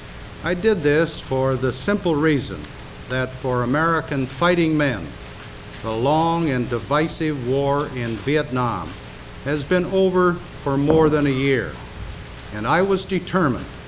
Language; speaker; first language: English; native; English